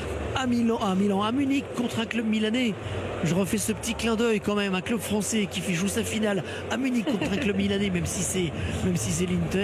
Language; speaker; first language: French; native; French